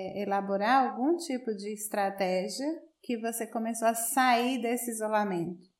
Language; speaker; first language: Portuguese; native; Portuguese